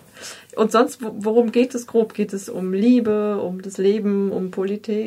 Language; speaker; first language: German; native; German